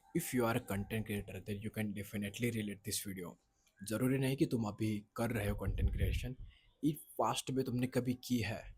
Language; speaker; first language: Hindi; non-native, local second language; Marathi